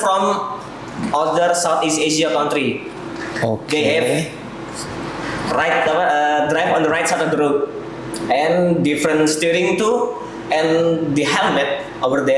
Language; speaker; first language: English; non-native, learner; Indonesian